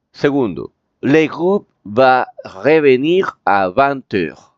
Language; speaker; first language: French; non-native, fluent; Spanish